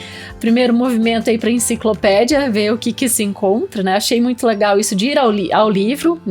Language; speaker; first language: Portuguese; native; Portuguese